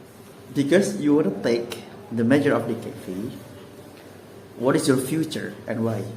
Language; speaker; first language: English; non-native, learner; Indonesian